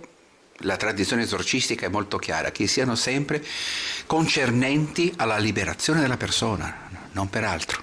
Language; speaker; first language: Italian; non-native, fluent; Portuguese